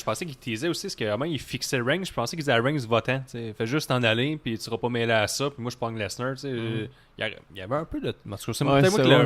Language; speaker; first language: French; native; French